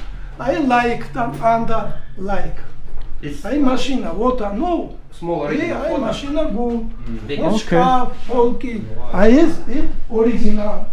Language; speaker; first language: Russian; non-native, local second language; Georgian